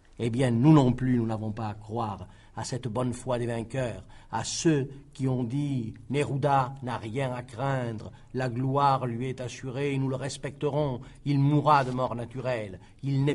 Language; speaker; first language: French; native; French